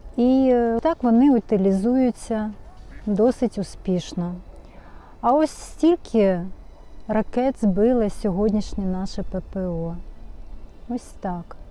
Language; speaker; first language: Ukrainian; non-native, local second language; Russian